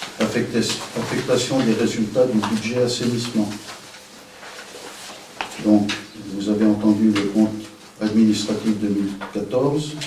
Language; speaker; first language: French; native; French